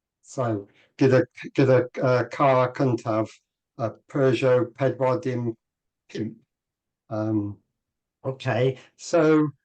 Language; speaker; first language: Welsh; non-native, learner; English